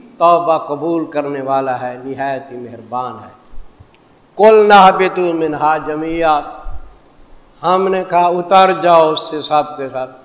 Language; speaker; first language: Urdu; non-native, local second language; Saraiki